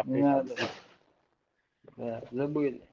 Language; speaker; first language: Russian; non-native, local second language; Chechen